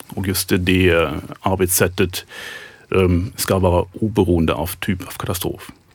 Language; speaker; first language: Swedish; non-native, fluent; German